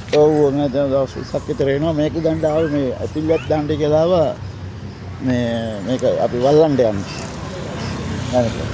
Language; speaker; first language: Sinhala; non-native, local second language; Tamil